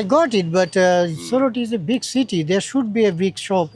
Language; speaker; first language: English; non-native, learner; Bangla